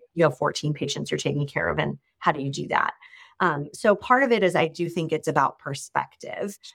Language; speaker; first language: English; native; English